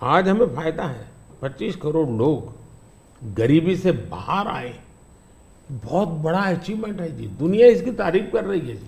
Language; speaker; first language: Hindi; non-native, local second language; Gujarati